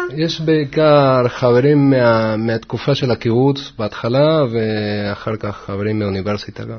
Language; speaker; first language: Hebrew; non-native, fluent; Spanish